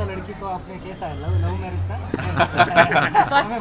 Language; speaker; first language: Hindi; non-native, local second language; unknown